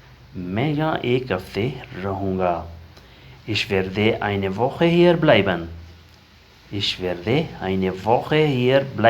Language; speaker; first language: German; non-native, learner; Urdu